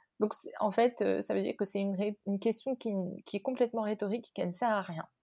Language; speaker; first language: French; non-native, local second language; Arabic